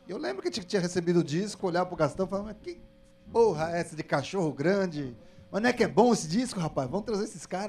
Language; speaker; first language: Portuguese; native; Portuguese